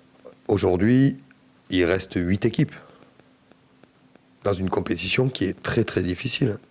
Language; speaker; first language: French; native; French